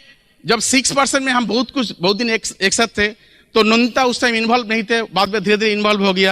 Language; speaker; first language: Hindi; non-native, local second language; Bangla